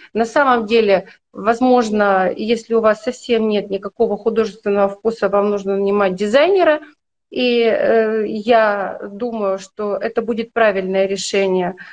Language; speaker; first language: Russian; native; Russian